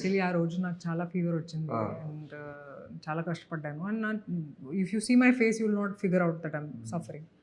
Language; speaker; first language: Telugu; non-native, local second language; Hindi